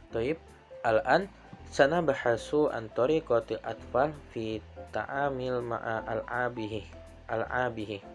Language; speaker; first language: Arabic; non-native, learner; Indonesian